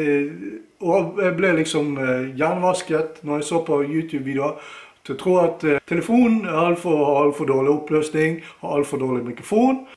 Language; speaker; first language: Norwegian; native; Norwegian